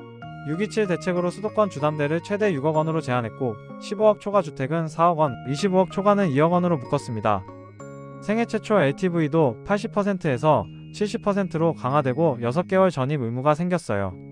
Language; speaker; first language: Korean; native; Korean